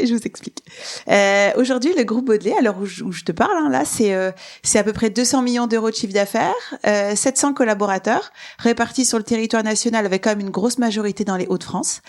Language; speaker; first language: French; native; French